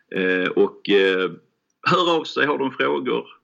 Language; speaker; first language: Swedish; native; Swedish